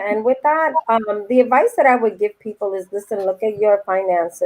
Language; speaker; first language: English; native; English